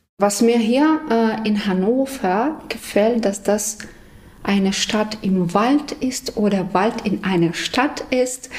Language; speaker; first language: German; non-native, fluent; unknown